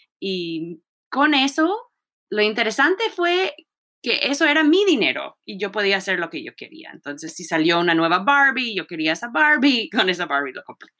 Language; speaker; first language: Spanish; early bilingual, heritage; Spanish